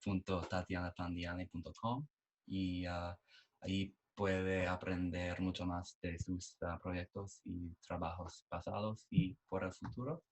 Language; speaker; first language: Spanish; non-native, learner; English